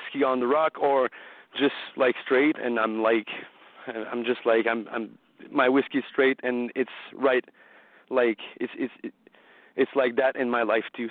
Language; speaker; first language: English; non-native, learner; French